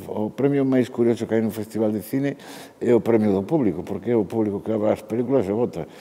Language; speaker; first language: Galician; non-native, local second language; Spanish